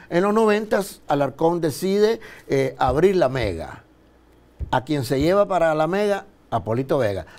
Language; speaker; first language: Spanish; native; Spanish